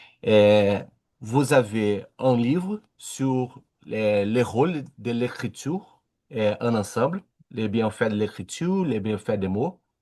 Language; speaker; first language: French; non-native, learner; Portuguese